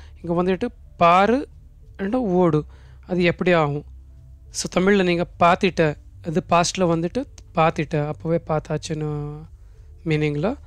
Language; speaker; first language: Tamil; non-native, local second language; Kannada